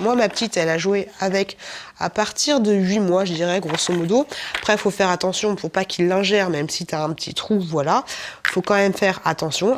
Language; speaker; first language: French; native; French